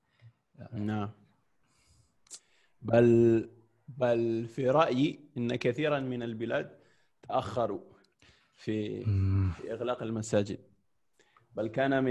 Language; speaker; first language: Arabic; non-native, fluent; English